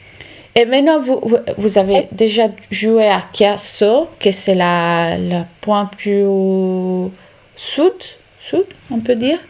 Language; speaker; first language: French; non-native, learner; Italian